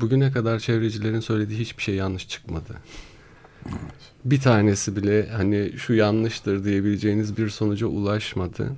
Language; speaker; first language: Turkish; native; Turkish